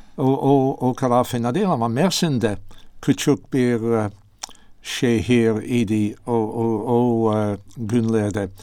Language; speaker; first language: Turkish; non-native, learner; English